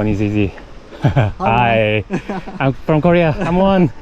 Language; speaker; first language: English; non-native, learner; Korean